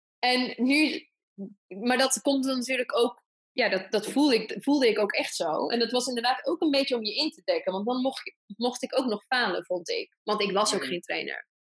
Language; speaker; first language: Dutch; early bilingual, other home language; Persian